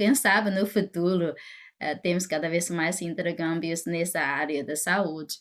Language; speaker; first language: Portuguese; non-native, fluent; Chinese